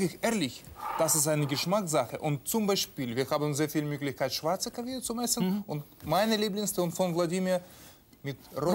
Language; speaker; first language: German; non-native, learner; Russian